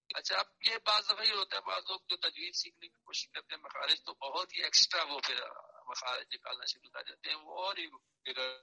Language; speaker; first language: Urdu; non-native, local second language; Punjabi